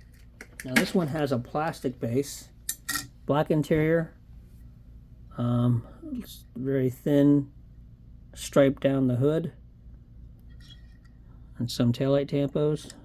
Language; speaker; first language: English; native; English